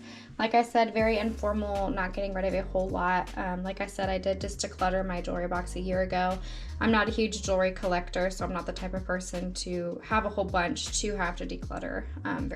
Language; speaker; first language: English; native; English